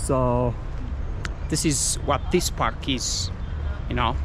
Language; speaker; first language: English; non-native, local second language; Amharic